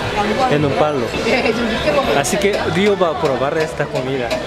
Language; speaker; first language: Spanish; non-native, fluent; Korean